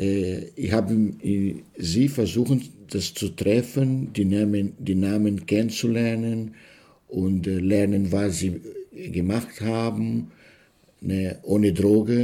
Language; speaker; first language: German; non-native, learner; Portuguese